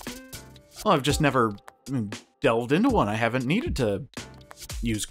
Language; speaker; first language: English; native; English